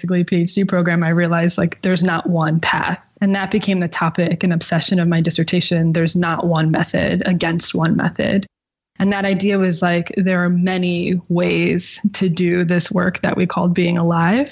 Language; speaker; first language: English; native; English